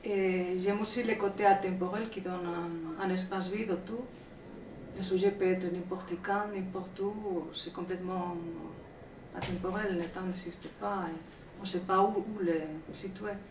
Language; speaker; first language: French; non-native, fluent; Spanish